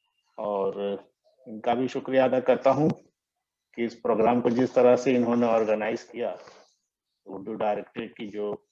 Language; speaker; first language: Urdu; native; Urdu